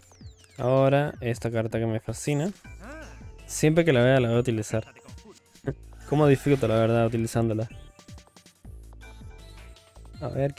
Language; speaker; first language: Spanish; native; Spanish